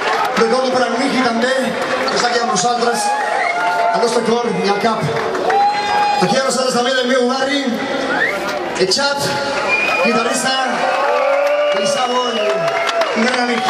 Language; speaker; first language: Catalan; non-native, local second language; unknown